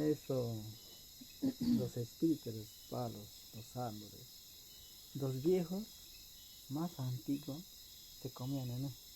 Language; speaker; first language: Spanish; non-native, local second language; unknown